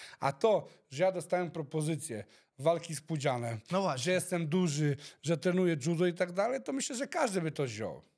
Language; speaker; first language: Polish; early bilingual, heritage; Polish